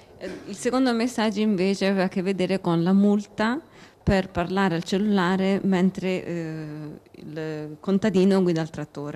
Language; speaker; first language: Italian; native; Italian